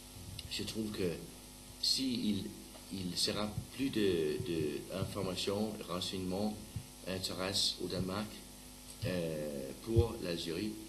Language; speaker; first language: French; non-native, learner; Danish